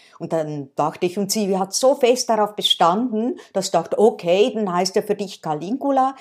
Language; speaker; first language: German; native; German